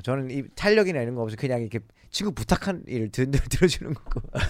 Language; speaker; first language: Korean; early bilingual, other home language; English